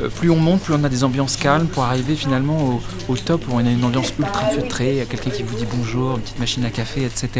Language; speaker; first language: French; native; French